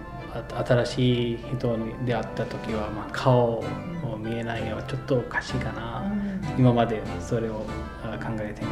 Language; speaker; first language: Japanese; non-native, fluent; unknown